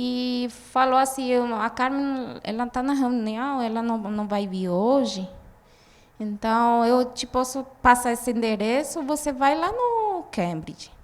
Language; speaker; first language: Portuguese; non-native, fluent; Guarani